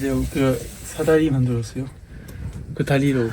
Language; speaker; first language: Korean; non-native, learner; French